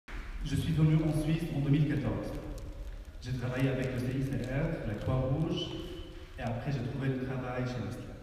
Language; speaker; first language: French; non-native, fluent; Arabic